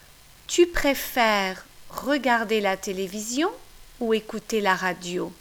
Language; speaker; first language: French; non-native, fluent; English